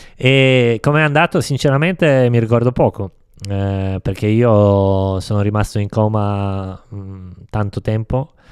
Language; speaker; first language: Italian; non-native, fluent; Polish